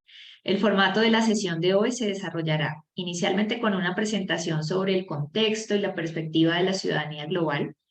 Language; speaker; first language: Spanish; native; Spanish